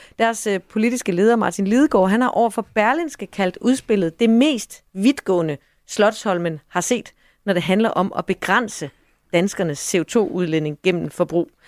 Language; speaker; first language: Danish; native; Danish